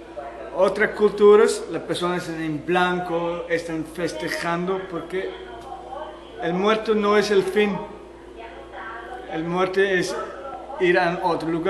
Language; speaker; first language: Spanish; non-native, fluent; Dutch